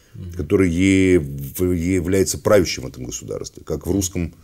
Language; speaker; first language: Russian; native; Russian